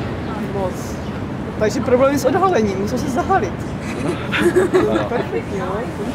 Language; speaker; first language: Czech; native; Czech